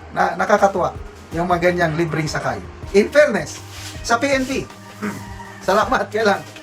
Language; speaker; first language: Filipino; non-native, local second language; Cebuano